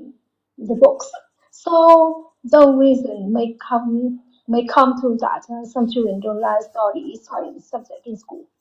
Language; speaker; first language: English; non-native, learner; Vietnamese